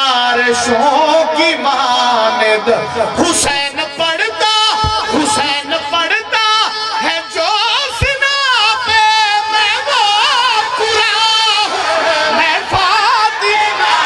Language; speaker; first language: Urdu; non-native, local second language; Punjabi